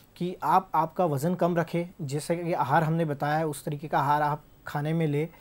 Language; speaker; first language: Hindi; native; Hindi